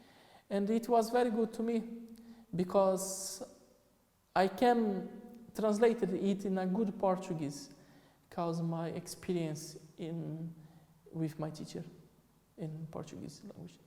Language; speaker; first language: English; non-native, fluent; Portuguese